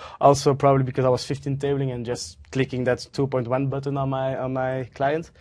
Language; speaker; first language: English; non-native, fluent; Dutch